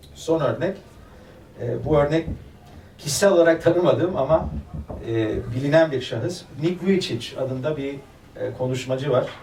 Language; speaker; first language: Turkish; early bilingual, other home language; German